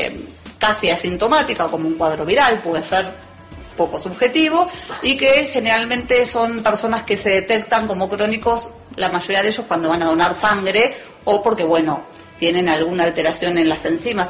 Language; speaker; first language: Spanish; native; Spanish